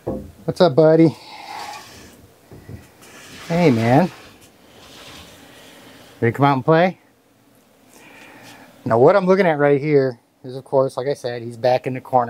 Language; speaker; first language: English; native; English